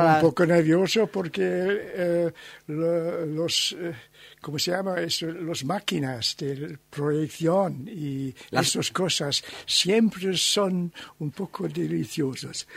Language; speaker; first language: Spanish; non-native, learner; German